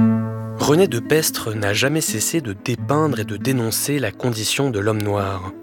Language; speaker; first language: French; native; French